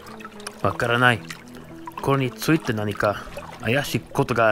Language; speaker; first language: Japanese; non-native, learner; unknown